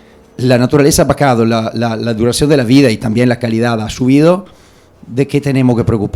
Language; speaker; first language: Spanish; non-native, learner; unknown